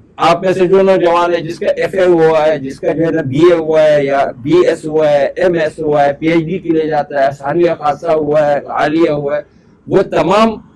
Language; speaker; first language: Urdu; non-native, local second language; Pashto